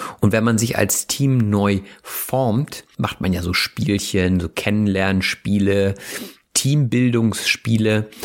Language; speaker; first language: German; native; German